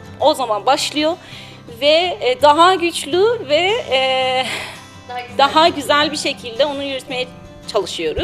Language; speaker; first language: Turkish; non-native, learner; Persian